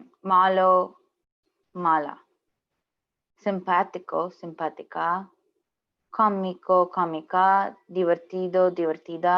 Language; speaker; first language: Spanish; non-native, learner; English